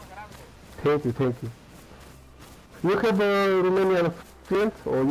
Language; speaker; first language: English; non-native, learner; Romanian